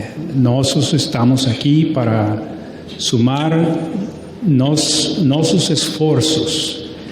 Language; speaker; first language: Portuguese; non-native, learner; Spanish